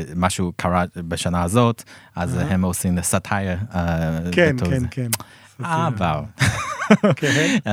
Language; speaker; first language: Hebrew; non-native, fluent; Chinese